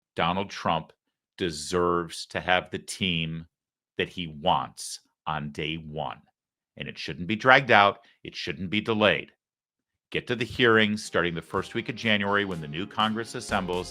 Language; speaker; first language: English; native; English